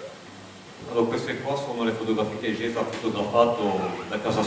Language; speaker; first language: Italian; native; Italian